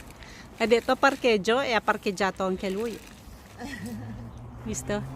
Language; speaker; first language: Italian; non-native, fluent; Filipino